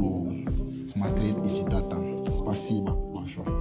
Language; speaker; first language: Russian; non-native, learner; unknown